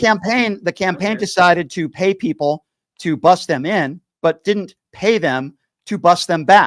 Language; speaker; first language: English; native; English